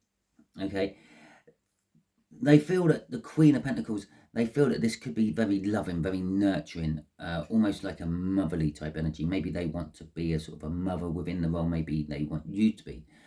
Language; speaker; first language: English; native; English